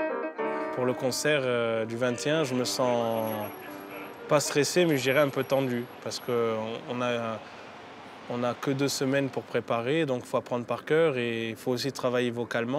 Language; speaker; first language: French; native; French